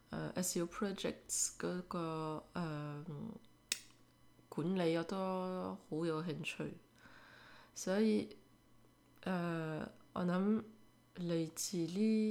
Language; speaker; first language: Cantonese; early bilingual, heritage; French